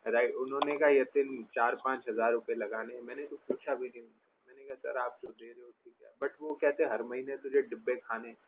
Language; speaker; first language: Hindi; native; Hindi